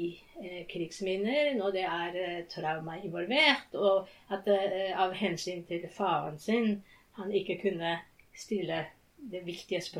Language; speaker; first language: Norwegian; non-native, fluent; Japanese